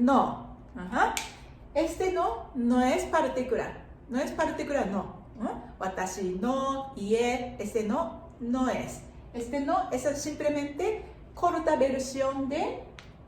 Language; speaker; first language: Spanish; non-native, fluent; Japanese